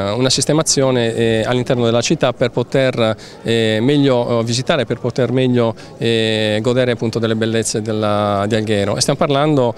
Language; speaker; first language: Italian; native; Italian